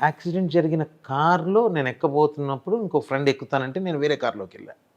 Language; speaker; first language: Telugu; native; Telugu